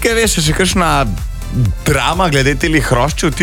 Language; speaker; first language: Slovenian; native; Slovenian